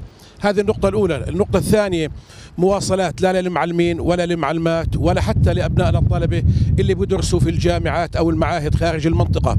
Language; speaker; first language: Arabic; native; Arabic